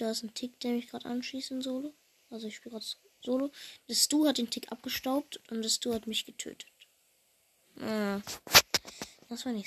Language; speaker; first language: German; native; German